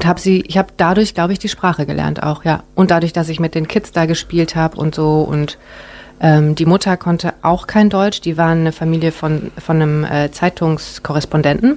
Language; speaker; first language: German; native; German